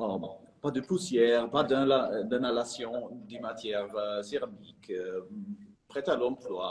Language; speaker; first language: French; non-native, fluent; German